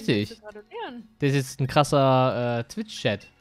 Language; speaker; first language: German; native; German